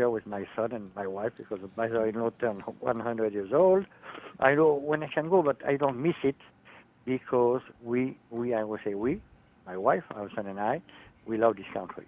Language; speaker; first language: English; non-native, fluent; French